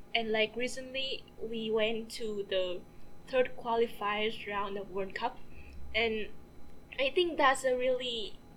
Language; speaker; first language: English; non-native, fluent; Vietnamese